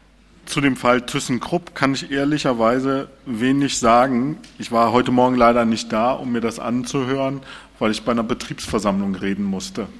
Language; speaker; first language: German; native; German